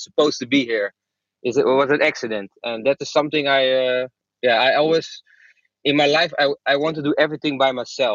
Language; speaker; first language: English; non-native, fluent; Dutch